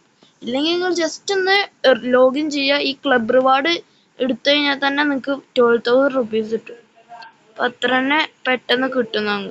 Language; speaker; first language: Malayalam; native; Malayalam